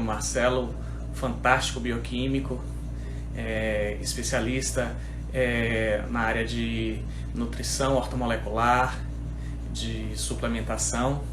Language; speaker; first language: Portuguese; native; Portuguese